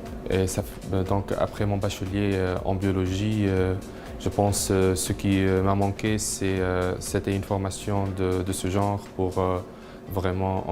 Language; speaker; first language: French; non-native, local second language; Arabic